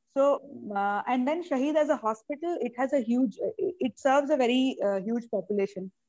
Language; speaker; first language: English; non-native, local second language; Malayalam